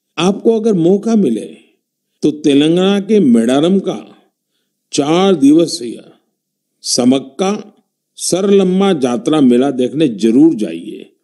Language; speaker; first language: Hindi; non-native, local second language; Gujarati